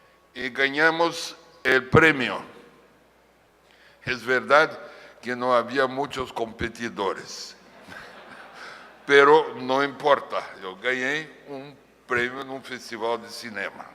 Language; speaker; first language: Spanish; non-native, fluent; Portuguese